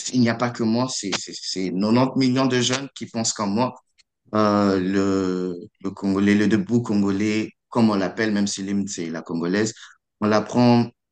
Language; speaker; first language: French; non-native, local second language; Lingala